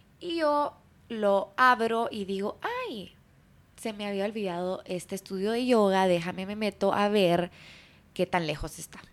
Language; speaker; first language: Spanish; early bilingual, heritage; Spanish